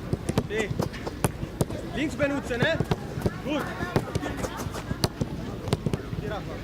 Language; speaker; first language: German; non-native, learner; Italian